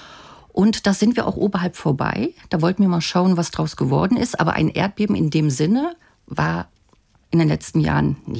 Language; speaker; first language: German; native; German